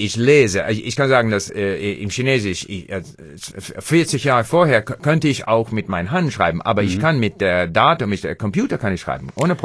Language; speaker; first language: German; non-native, learner; English